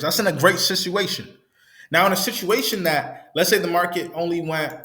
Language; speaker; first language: English; native; English